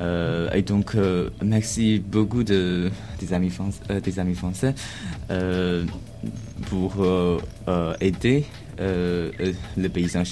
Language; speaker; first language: French; non-native, learner; Chinese